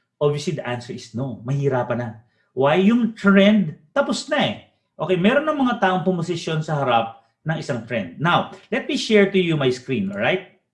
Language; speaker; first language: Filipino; native; Filipino